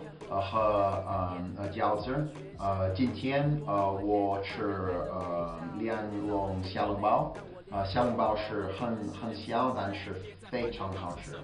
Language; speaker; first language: Chinese; non-native, learner; English